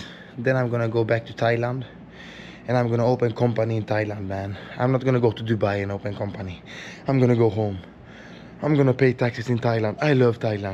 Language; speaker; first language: English; non-native, fluent; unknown